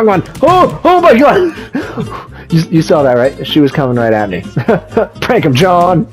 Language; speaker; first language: English; native; English